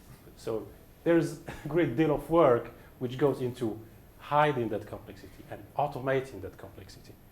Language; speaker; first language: English; non-native, fluent; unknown